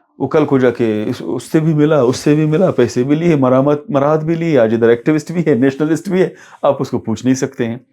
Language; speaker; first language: Urdu; non-native, local second language; Baluchi